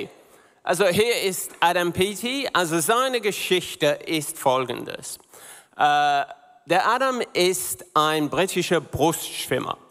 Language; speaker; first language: German; non-native, learner; English